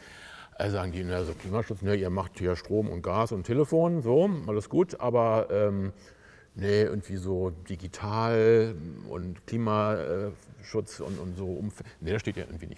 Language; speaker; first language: German; native; German